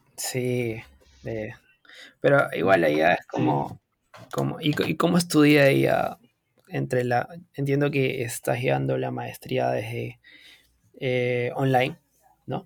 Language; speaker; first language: Spanish; native; Spanish